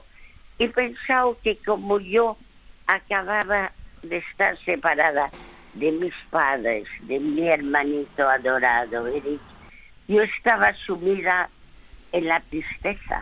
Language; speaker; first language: Spanish; early bilingual, other home language; French